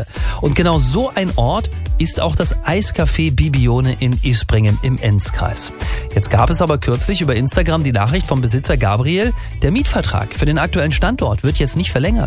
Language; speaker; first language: German; native; German